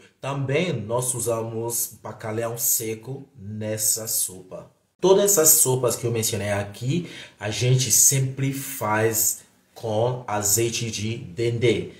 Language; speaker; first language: Portuguese; non-native, fluent; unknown